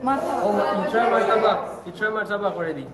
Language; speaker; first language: English; non-native, learner; Indonesian